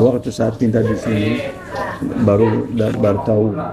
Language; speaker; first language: Indonesian; non-native, learner; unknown